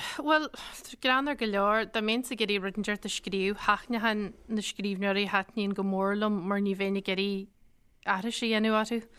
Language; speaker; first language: Irish; native; Irish